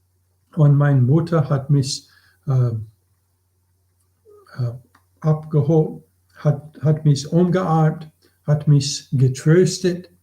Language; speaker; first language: German; non-native, fluent; English